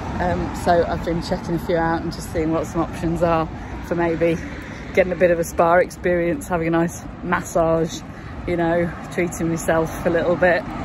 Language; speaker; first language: English; native; English